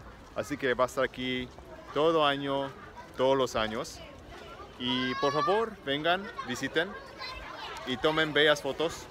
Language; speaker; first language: Spanish; early bilingual, heritage; Spanish